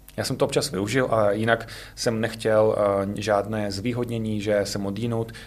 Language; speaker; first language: Czech; non-native, fluent; Russian